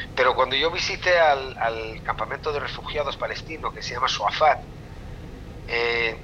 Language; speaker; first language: Spanish; non-native, fluent; Hebrew